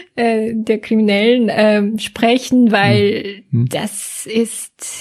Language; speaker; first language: German; non-native, fluent; Korean